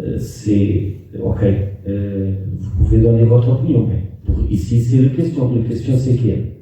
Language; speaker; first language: French; non-native, fluent; Portuguese